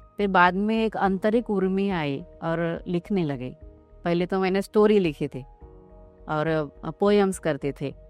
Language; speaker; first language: Hindi; non-native, local second language; Marathi